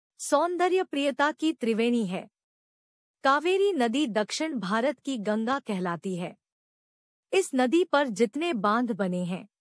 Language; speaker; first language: Hindi; native; Hindi